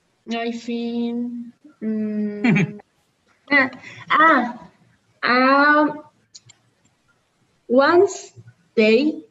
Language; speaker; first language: English; non-native, learner; Spanish